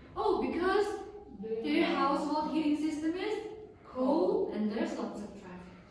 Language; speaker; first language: English; non-native, fluent; Mongolian